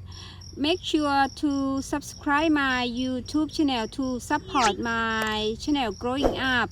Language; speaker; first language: English; non-native, learner; Thai